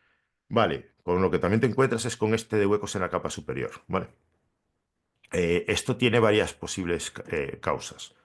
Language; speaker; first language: Spanish; native; Spanish